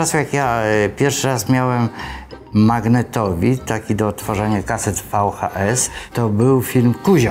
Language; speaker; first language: Polish; native; Polish